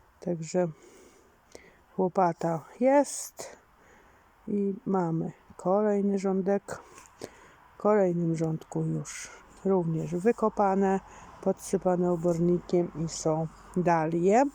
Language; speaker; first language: Polish; native; Polish